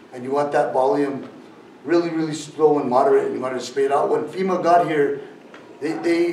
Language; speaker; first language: English; native; English